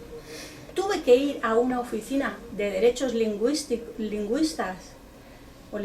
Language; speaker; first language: Spanish; non-native, local second language; Catalan